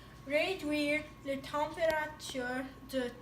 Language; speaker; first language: French; non-native, learner; English